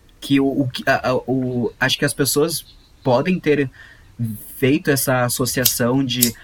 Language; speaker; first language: Portuguese; native; Portuguese